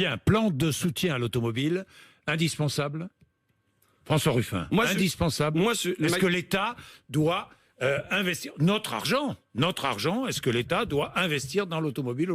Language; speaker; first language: French; native; French